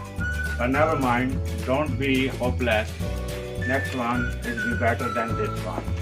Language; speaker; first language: English; non-native, learner; Punjabi